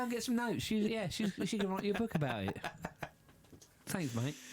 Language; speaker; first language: English; native; English